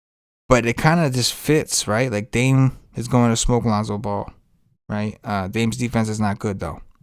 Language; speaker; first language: English; native; English